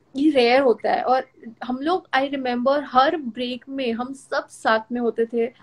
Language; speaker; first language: Hindi; non-native, local second language; Gujarati